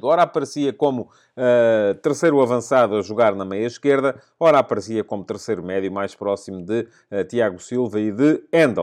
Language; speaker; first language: Portuguese; native; Portuguese